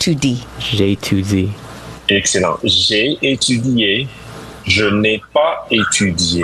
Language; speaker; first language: French; non-native, fluent; English